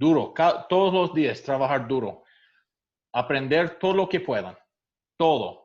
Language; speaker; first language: Spanish; non-native, fluent; English